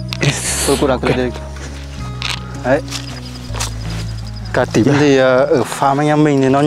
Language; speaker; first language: Vietnamese; native; Vietnamese